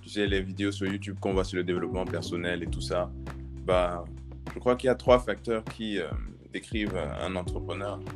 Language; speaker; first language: French; native; French